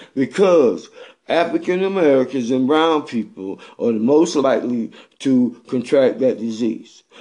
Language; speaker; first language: English; native; English